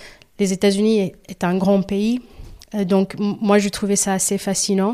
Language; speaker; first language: French; non-native, fluent; Kabuverdianu